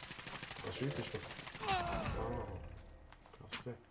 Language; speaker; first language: German; native; German